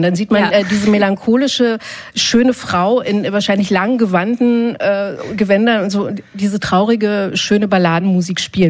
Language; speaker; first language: German; native; German